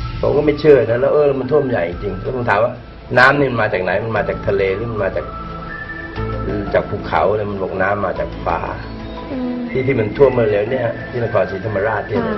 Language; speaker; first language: Thai; native; Thai